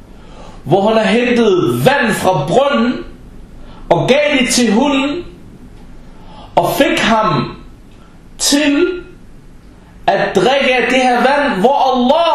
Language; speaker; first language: Danish; non-native, local second language; Arabic